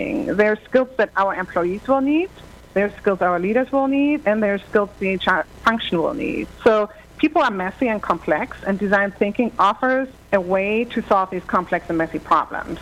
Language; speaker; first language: English; non-native, fluent; German